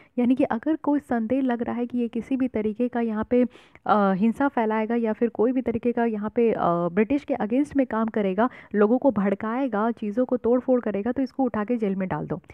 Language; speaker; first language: Hindi; native; Hindi